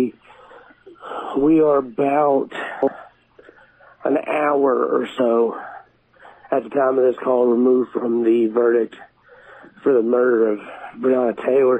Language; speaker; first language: English; native; English